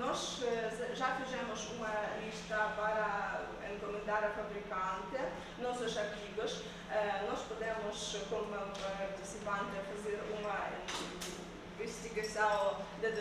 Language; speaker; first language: Portuguese; non-native, learner; Ukrainian